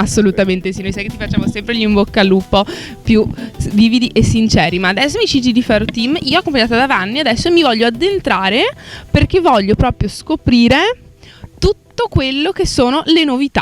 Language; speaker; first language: Italian; native; Italian